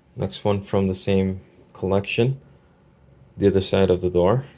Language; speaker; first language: English; native; English